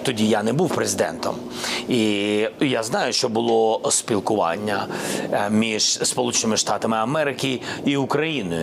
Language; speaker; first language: Ukrainian; non-native, local second language; Russian